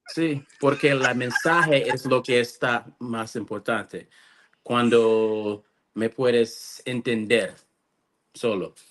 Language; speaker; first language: Spanish; non-native, learner; English